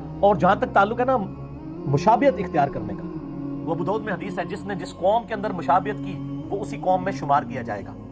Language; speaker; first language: Urdu; non-native, local second language; Punjabi